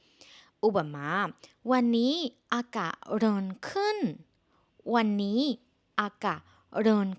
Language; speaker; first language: Thai; non-native, fluent; Burmese